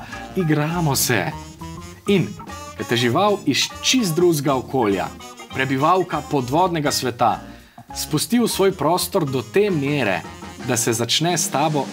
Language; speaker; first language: Slovenian; native; Slovenian